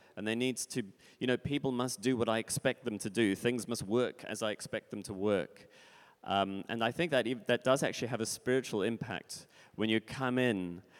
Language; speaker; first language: English; native; English